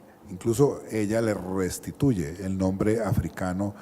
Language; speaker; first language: Spanish; native; Spanish